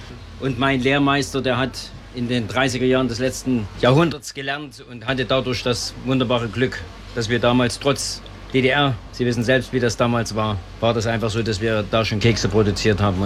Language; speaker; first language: German; native; German